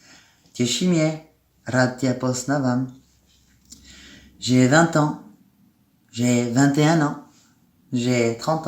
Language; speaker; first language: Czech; non-native, fluent; French